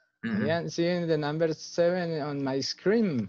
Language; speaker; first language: English; non-native, fluent; Spanish